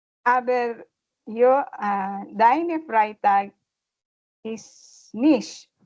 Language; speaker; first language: German; non-native, learner; Filipino